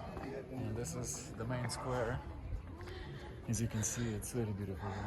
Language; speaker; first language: English; non-native, fluent; Russian